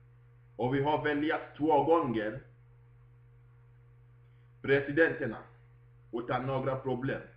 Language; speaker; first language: Swedish; non-native, fluent; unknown